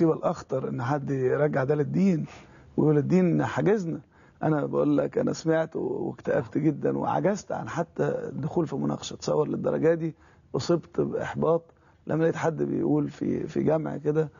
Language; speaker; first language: Arabic; native; Arabic